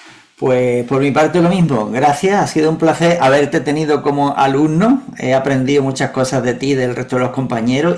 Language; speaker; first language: Spanish; native; Spanish